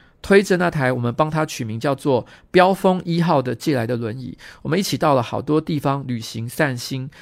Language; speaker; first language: Chinese; native; Chinese